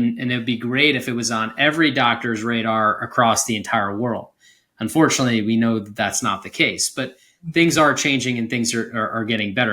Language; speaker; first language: English; native; English